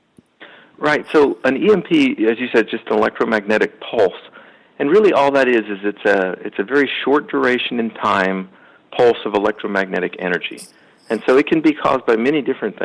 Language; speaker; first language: English; native; English